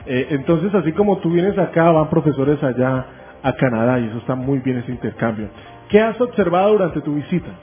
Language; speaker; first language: Spanish; native; Spanish